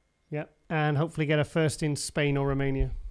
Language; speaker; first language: English; native; English